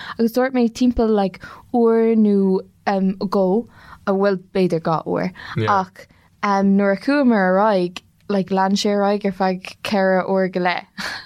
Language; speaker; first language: Irish; non-native, local second language; English